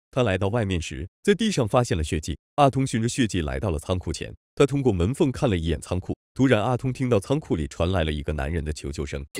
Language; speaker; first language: Chinese; native; Chinese